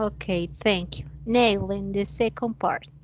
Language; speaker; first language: English; non-native, learner; Spanish